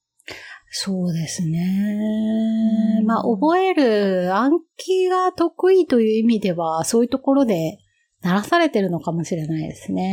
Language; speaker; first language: Japanese; native; Japanese